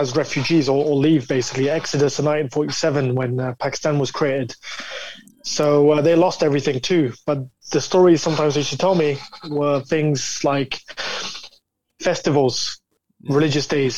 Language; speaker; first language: English; native; English